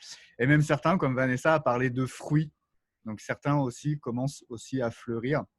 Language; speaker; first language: French; native; French